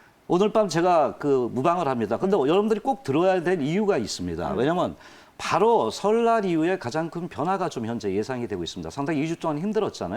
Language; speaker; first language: Korean; native; Korean